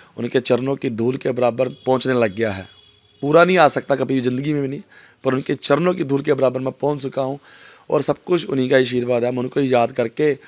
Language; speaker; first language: Hindi; non-native, local second language; Punjabi